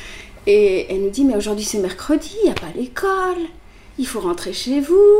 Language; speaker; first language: French; early bilingual, other home language; Kabyle